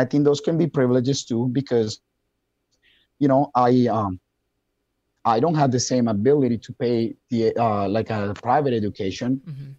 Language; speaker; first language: English; non-native, fluent; Spanish